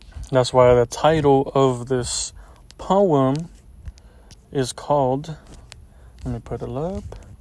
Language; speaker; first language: English; early bilingual, other home language; Spanish